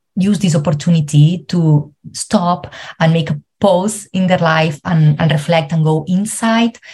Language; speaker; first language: English; non-native, fluent; Spanish